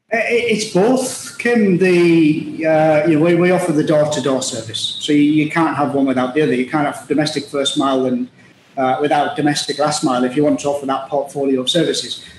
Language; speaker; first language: English; native; English